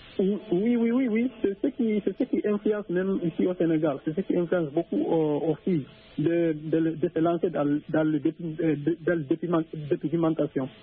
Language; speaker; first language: French; non-native, local second language; Fula